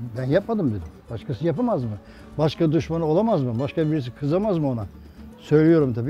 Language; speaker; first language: Turkish; native; Turkish